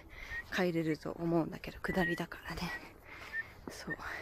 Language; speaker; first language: Japanese; native; Japanese